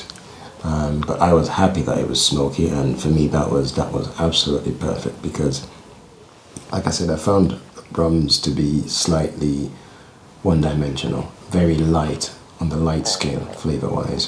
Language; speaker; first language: English; non-native, local second language; Ganda